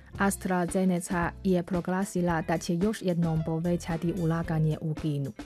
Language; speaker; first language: Croatian; non-native, fluent; Chinese